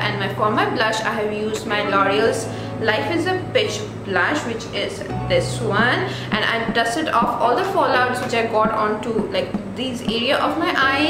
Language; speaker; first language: English; non-native, local second language; Bangla